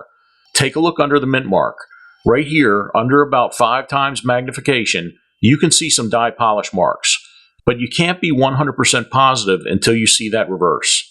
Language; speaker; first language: English; native; English